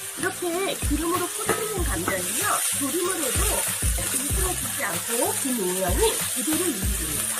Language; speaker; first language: Korean; native; Korean